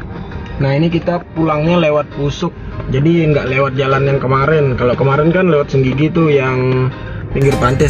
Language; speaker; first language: Indonesian; native; Indonesian